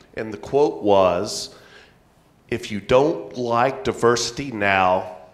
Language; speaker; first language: English; native; English